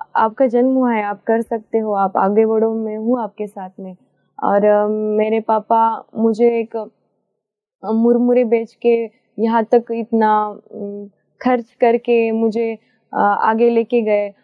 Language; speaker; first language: Hindi; non-native, local second language; Marathi